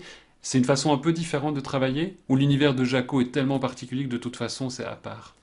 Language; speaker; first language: French; native; French